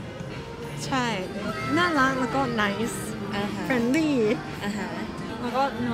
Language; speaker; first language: Thai; non-native, learner; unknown